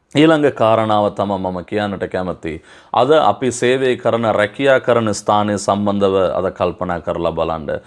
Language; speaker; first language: Sinhala; non-native, local second language; Tamil